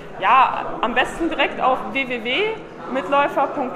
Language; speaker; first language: German; native; German